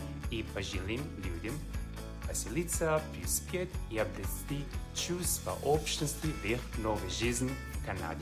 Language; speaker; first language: Russian; non-native, fluent; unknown